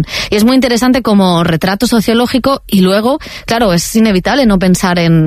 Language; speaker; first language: Spanish; native; Spanish